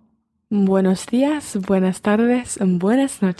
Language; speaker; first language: Spanish; non-native, learner; English